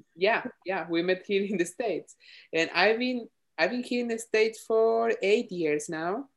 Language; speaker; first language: English; non-native, fluent; Spanish